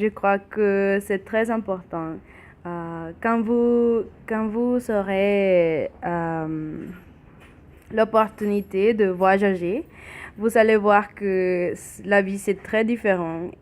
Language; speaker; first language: French; non-native, learner; Spanish